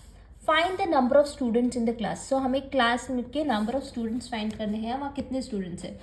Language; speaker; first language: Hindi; native; Hindi